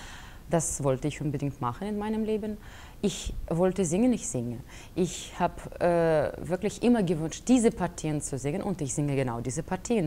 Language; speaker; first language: German; non-native, fluent; Russian